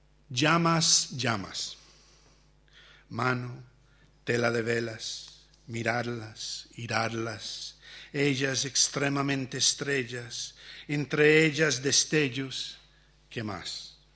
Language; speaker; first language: Spanish; early bilingual, heritage; Spanish